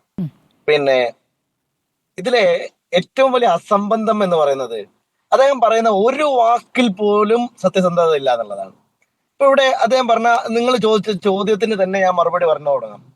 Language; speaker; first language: Malayalam; native; Malayalam